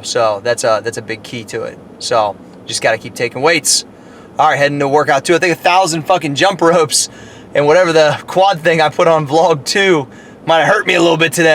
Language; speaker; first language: English; native; English